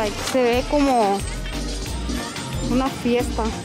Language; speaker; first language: Spanish; early bilingual, heritage; Spanish